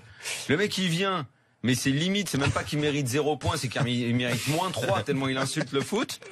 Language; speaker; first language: French; native; French